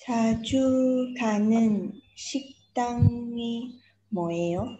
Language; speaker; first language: Korean; non-native, learner; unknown